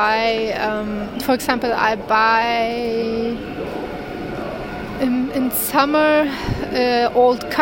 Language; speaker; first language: English; non-native, learner; Turkish